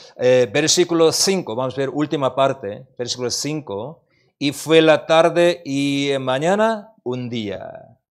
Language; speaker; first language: Spanish; non-native, learner; Korean